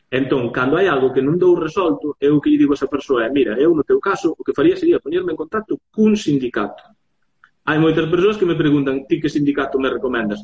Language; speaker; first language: Galician; native; Galician